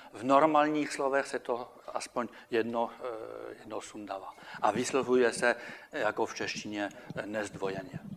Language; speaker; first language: Czech; non-native, fluent; French